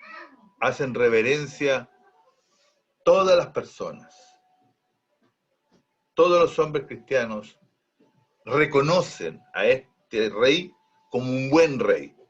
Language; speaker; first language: Spanish; native; Spanish